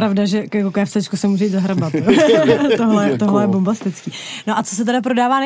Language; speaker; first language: Czech; native; Czech